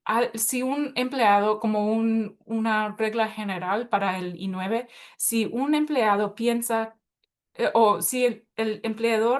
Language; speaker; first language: Spanish; early bilingual, heritage; Spanish